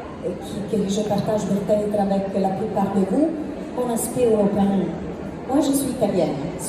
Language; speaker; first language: French; non-native, fluent; Italian